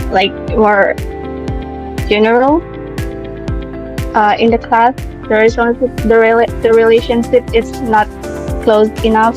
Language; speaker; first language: English; non-native, learner; Indonesian